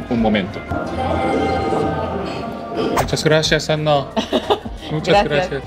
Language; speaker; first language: Spanish; non-native, learner; Korean